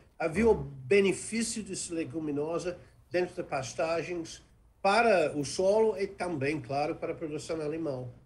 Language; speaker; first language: Portuguese; non-native, fluent; English